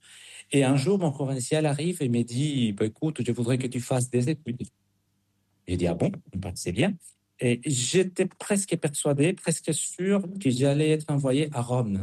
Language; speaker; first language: French; non-native, fluent; Spanish